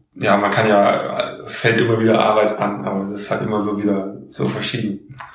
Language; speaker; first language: German; native; German